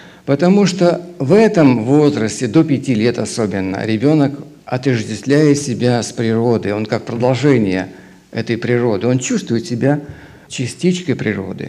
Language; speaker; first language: Russian; native; Russian